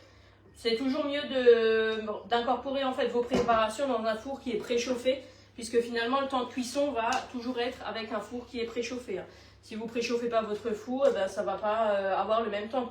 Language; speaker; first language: French; native; French